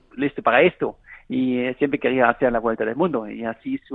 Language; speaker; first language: Spanish; non-native, fluent; German